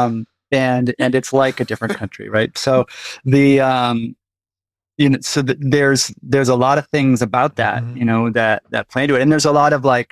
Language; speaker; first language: English; native; English